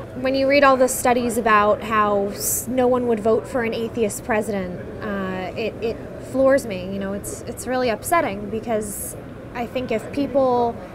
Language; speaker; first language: English; native; English